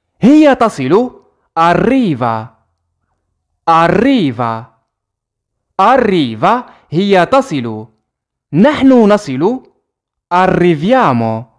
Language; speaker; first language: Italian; non-native, fluent; Arabic